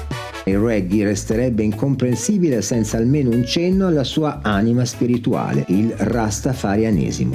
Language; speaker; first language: Italian; native; Italian